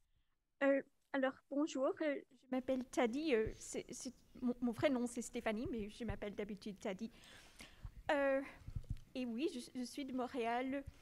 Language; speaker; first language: French; non-native, local second language; English